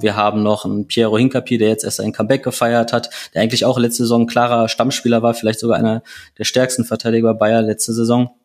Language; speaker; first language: German; native; German